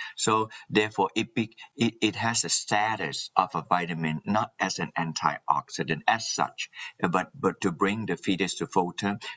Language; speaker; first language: English; non-native, local second language; Min Nan Chinese